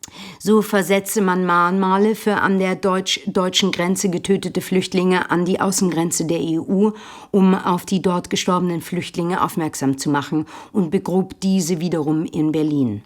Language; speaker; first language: German; native; German